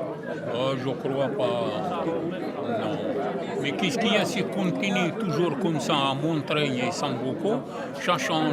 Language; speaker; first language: French; non-native, fluent; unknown